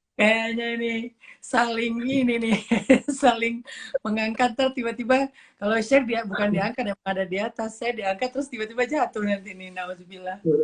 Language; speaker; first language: Indonesian; native; Indonesian